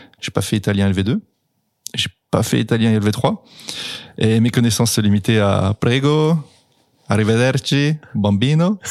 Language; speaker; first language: French; native; French